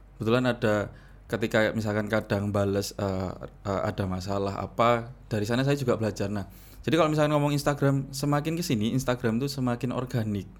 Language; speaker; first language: Indonesian; non-native, local second language; Madurese